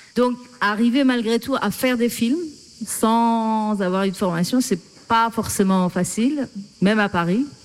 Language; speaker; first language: French; non-native, fluent; Persian